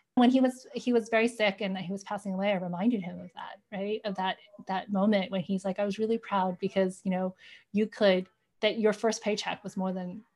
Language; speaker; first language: English; native; English